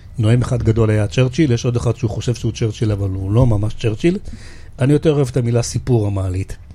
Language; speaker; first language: Hebrew; native; Hebrew